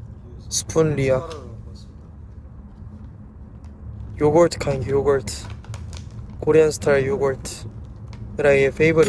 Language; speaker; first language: Hindi; non-native, learner; Korean